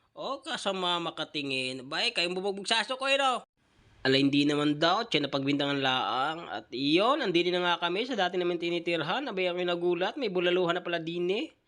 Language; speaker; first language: Filipino; native; Filipino